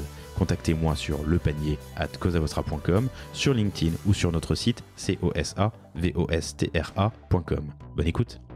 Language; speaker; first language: French; native; French